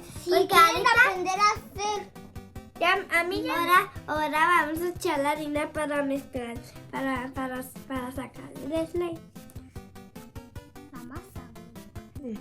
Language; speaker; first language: Spanish; native; Spanish